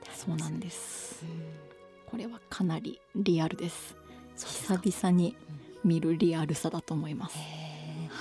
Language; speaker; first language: Japanese; native; Japanese